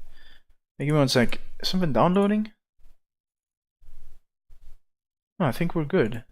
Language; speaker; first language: English; non-native, fluent; German